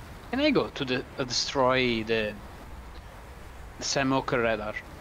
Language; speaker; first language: English; non-native, learner; Italian